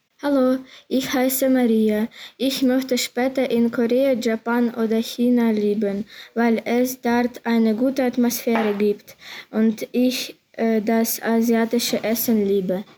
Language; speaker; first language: German; non-native, learner; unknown